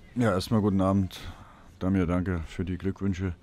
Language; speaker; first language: German; native; German